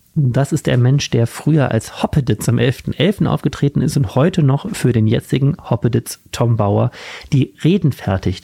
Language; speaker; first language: German; native; German